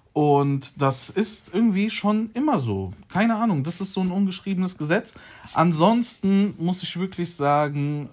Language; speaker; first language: German; early bilingual, other home language; Polish